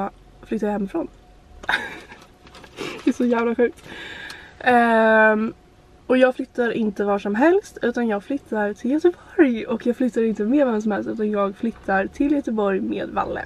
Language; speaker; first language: Swedish; native; Swedish